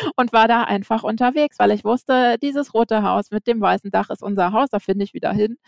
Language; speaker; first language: German; native; German